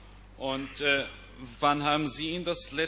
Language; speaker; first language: German; native; German